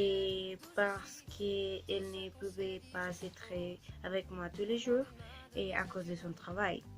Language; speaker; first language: French; non-native, learner; Spanish